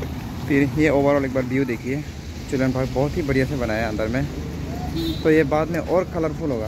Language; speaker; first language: Hindi; non-native, local second language; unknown